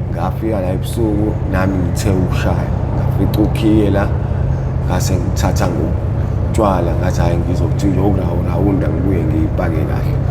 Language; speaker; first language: Zulu; native; Zulu